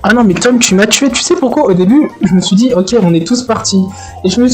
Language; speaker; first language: French; native; French